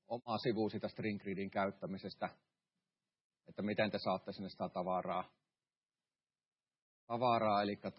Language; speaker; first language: Finnish; native; Finnish